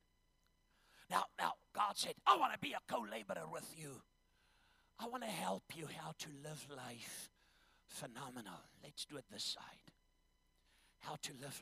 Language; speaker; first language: English; non-native, local second language; Afrikaans